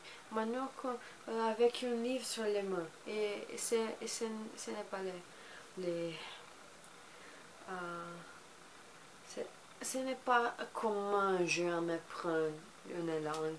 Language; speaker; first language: French; non-native, learner; Portuguese